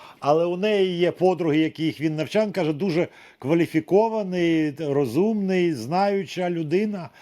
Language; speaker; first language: Ukrainian; native; Ukrainian